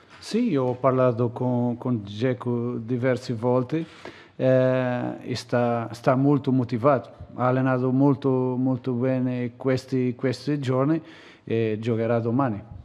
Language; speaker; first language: Italian; non-native, learner; Portuguese